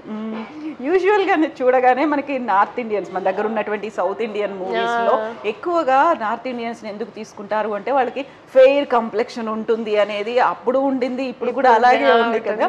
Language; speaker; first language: Telugu; native; Telugu